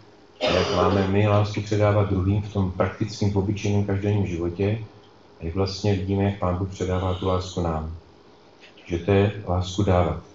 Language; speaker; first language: Czech; native; Czech